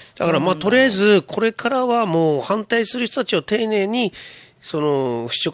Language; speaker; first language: Japanese; native; Japanese